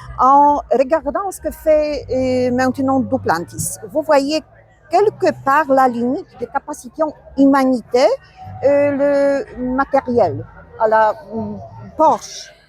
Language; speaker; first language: French; non-native, learner; Polish